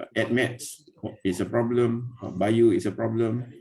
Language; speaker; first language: English; non-native, local second language; Malay